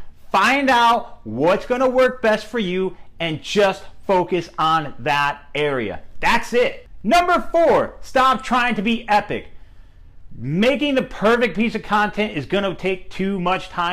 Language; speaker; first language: English; native; English